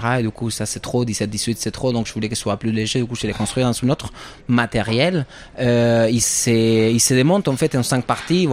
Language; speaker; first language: French; non-native, fluent; Spanish